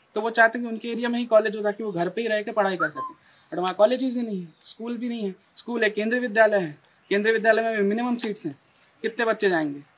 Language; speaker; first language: Hindi; native; Hindi